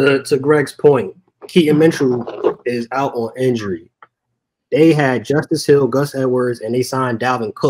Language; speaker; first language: English; native; English